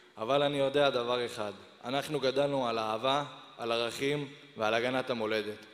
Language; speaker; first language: Hebrew; native; Hebrew